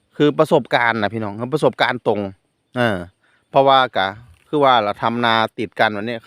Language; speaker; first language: Thai; non-native, local second language; Northeastern Thai